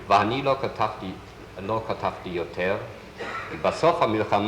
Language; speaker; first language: Hebrew; non-native, learner; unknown